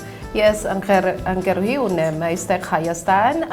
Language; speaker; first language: Armenian; non-native, learner; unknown